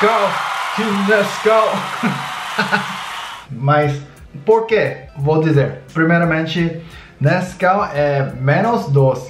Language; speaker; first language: Portuguese; non-native, learner; English